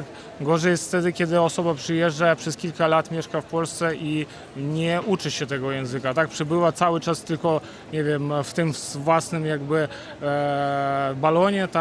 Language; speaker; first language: Polish; non-native, fluent; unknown